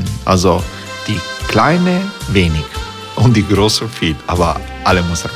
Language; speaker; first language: German; non-native, learner; Croatian